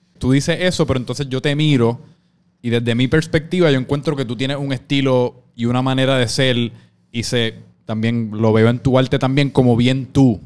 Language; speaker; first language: Spanish; native; Spanish